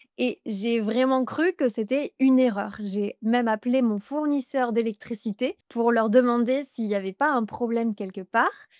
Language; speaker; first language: French; native; French